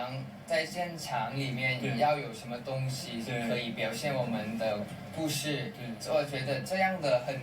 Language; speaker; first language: Chinese; non-native, learner; Thai